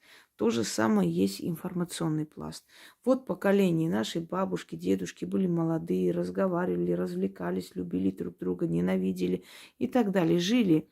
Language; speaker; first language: Russian; native; Russian